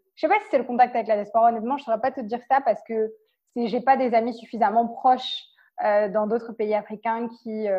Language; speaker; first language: French; native; French